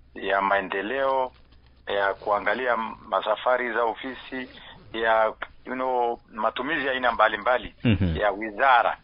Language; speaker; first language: Swahili; non-native, local second language; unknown